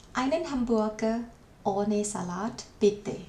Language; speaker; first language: German; non-native, learner; Thai